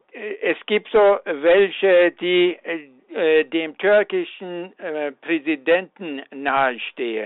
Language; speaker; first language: German; non-native, fluent; Persian